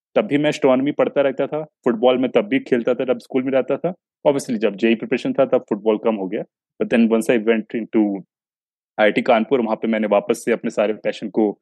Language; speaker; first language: Hindi; native; Hindi